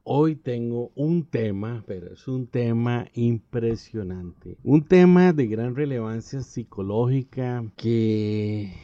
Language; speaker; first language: Spanish; native; Spanish